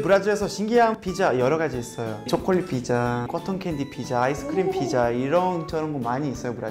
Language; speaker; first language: Korean; non-native, fluent; Portuguese